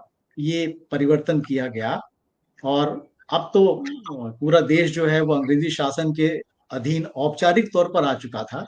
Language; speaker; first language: Hindi; native; Hindi